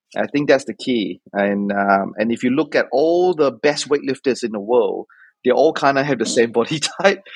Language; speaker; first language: English; native; English